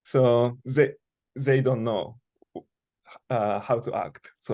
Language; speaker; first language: English; non-native, learner; Japanese